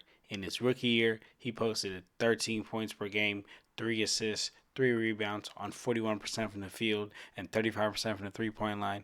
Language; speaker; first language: English; native; English